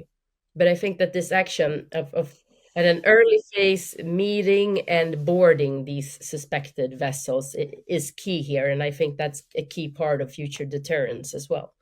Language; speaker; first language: English; non-native, fluent; Swedish